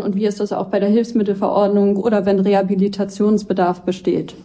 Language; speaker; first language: German; native; German